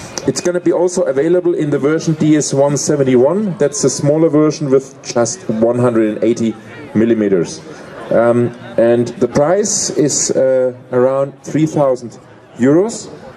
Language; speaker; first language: English; non-native, fluent; German